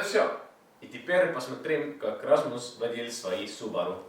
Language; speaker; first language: Russian; non-native, learner; Estonian